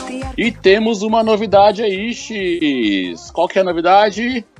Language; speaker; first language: Portuguese; native; Portuguese